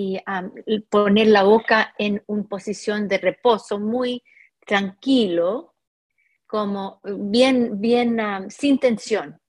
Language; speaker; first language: Spanish; non-native, fluent; English